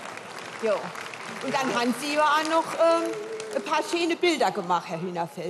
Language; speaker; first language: German; native; German